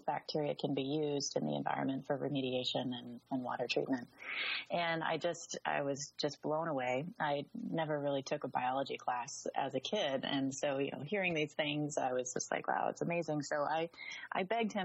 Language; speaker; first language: English; native; English